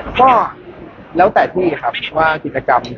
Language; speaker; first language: Thai; native; Thai